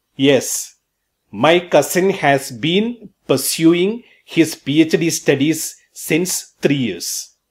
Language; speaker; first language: English; non-native, local second language; Malayalam